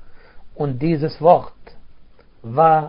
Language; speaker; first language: German; non-native, fluent; Arabic